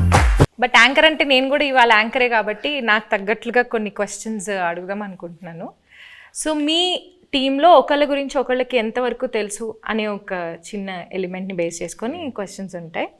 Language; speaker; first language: Telugu; native; Telugu